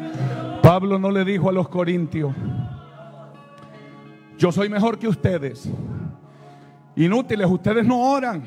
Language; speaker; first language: Spanish; native; Spanish